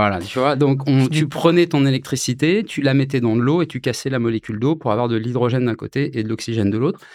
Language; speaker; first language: French; native; French